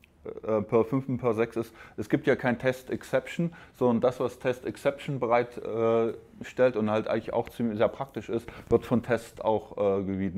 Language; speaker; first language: German; native; German